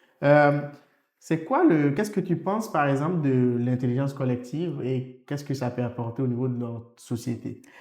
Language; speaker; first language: French; native; French